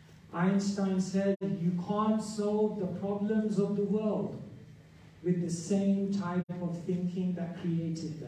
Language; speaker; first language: English; native; English